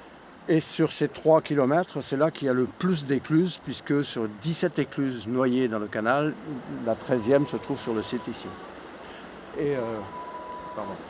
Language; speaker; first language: French; native; French